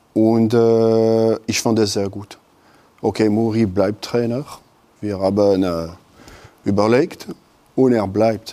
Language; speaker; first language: German; non-native, local second language; French